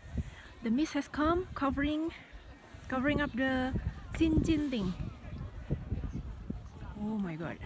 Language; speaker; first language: English; non-native, fluent; Indonesian